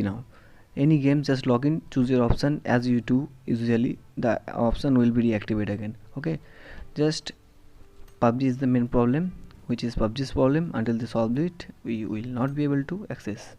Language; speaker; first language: English; non-native, local second language; Hindi